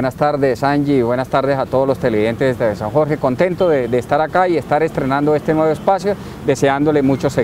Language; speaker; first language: Spanish; native; Spanish